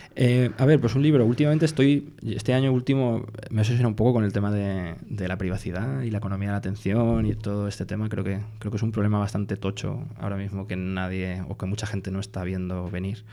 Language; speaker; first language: Spanish; native; Spanish